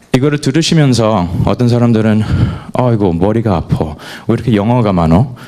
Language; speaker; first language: Korean; non-native, fluent; English